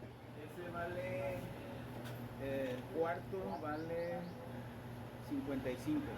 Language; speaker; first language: Spanish; native; Spanish